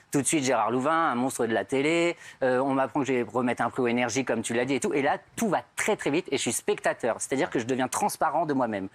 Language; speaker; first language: French; native; French